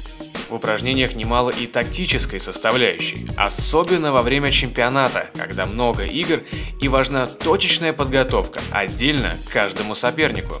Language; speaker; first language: Russian; native; Russian